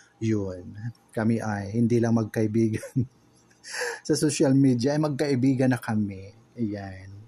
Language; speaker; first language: Filipino; non-native, local second language; Waray